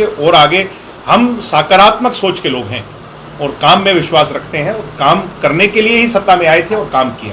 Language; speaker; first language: Hindi; native; Hindi